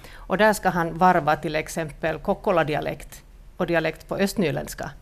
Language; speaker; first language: Swedish; native; Swedish